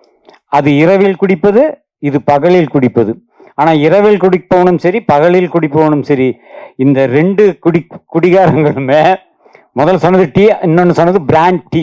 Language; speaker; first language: Tamil; native; Tamil